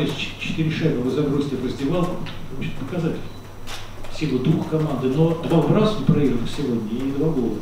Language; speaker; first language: Russian; native; Russian